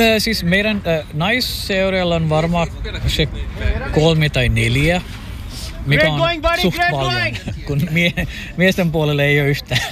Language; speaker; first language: Finnish; non-native, fluent; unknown